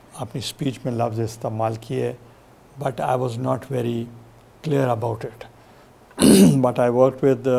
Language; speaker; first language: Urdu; non-native, local second language; Saraiki